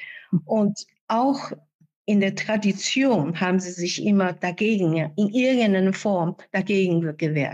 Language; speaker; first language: German; non-native, fluent; Chinese